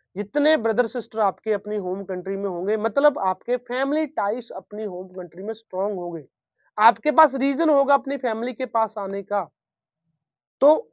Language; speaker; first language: Hindi; non-native, local second language; Punjabi